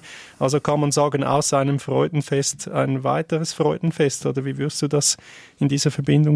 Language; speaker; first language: German; native; German